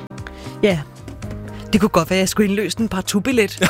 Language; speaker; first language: Danish; native; Danish